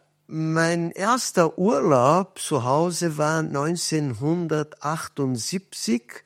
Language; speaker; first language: German; non-native, fluent; Kurdish